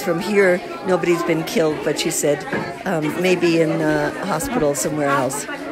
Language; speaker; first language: English; native; English